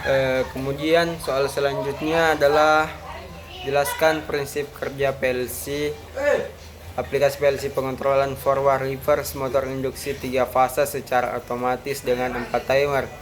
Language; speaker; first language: Indonesian; native; Indonesian